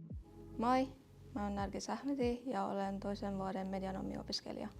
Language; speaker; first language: Finnish; non-native, fluent; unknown